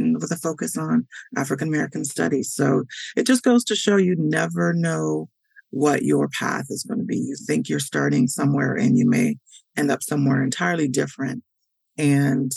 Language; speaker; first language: English; native; English